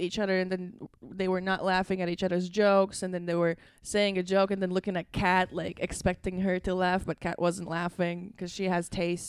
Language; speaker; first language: English; non-native, fluent; Latvian